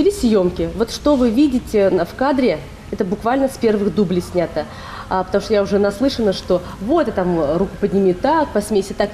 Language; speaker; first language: Russian; native; Russian